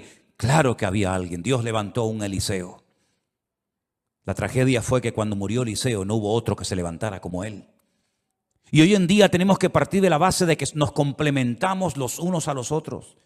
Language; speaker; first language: Spanish; native; Spanish